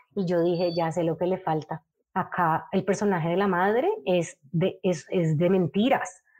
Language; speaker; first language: Spanish; native; Spanish